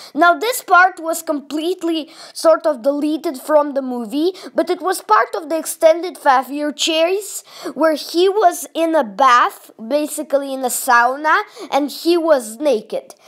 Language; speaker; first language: English; non-native, fluent; Russian